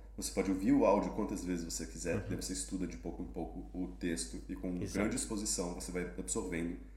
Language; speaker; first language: Portuguese; native; Portuguese